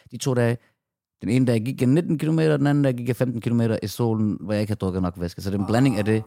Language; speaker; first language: Danish; early bilingual, other home language; Persian